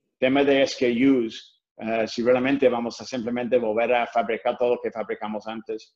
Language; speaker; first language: Spanish; non-native, fluent; English